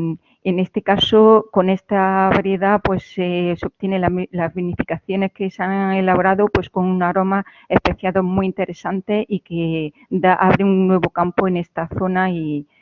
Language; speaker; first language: Spanish; native; Spanish